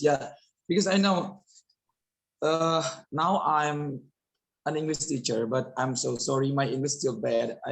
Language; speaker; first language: English; non-native, learner; Indonesian